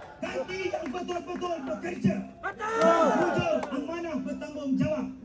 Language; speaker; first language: Malay; non-native, local second language; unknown